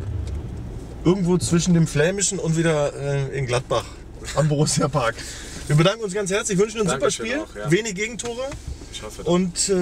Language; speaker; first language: German; native; German